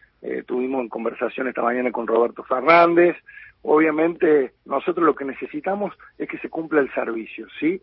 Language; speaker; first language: Spanish; native; Spanish